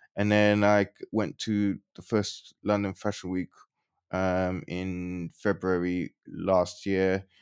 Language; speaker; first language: English; native; English